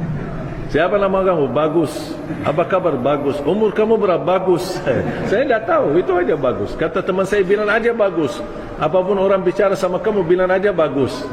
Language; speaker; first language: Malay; non-native, fluent; Arabic